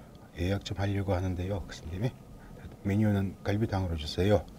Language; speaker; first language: Korean; non-native, fluent; Mongolian